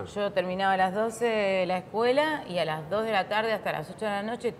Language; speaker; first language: Spanish; native; Spanish